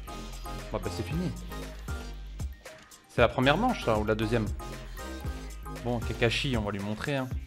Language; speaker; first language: French; native; French